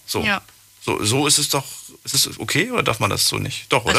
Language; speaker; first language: German; native; German